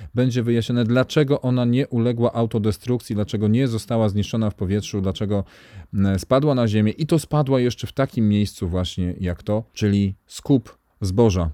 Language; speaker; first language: Polish; native; Polish